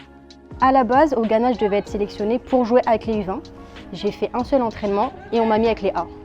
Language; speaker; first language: French; early bilingual, other home language; Arabic